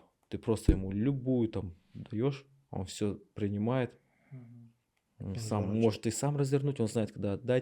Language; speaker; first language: Russian; native; Russian